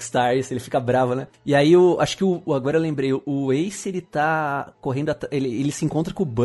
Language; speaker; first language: Portuguese; native; Portuguese